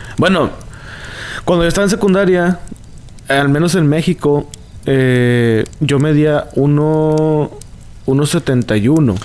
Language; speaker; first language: Spanish; native; Spanish